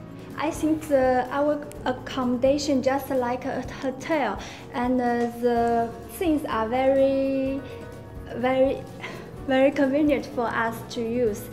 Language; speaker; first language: English; non-native, learner; Chinese